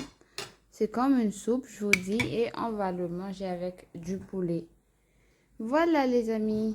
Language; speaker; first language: French; non-native, local second language; Malagasy